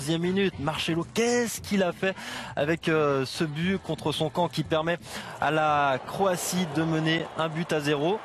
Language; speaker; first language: French; native; French